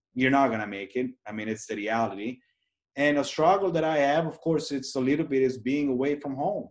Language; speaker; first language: English; non-native, fluent; Italian